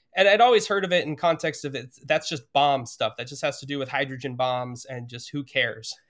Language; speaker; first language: English; native; English